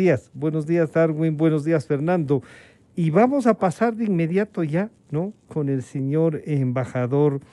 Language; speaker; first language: Spanish; native; Spanish